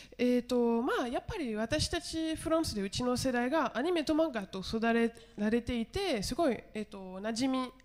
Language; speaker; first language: Japanese; non-native, fluent; French